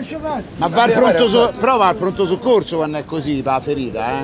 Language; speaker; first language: Italian; native; Italian